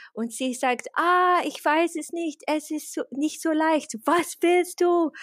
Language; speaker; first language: German; non-native, fluent; English